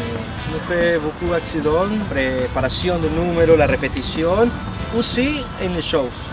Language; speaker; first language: French; non-native, fluent; Spanish